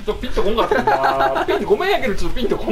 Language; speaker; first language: Japanese; native; Japanese